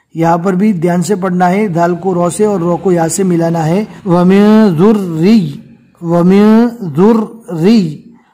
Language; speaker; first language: Urdu; native; Urdu